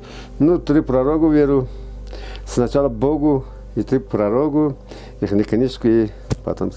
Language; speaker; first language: Russian; non-native, local second language; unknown